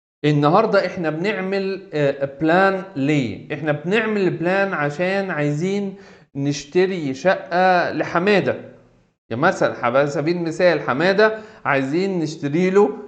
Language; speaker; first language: Arabic; native; Arabic